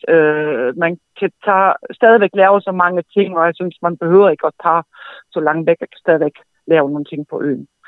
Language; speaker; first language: Danish; non-native, fluent; German